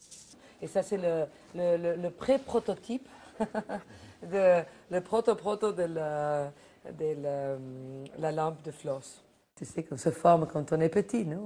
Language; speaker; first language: French; non-native, fluent; Spanish